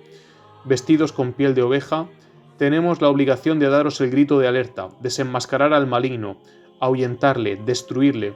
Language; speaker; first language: Spanish; native; Spanish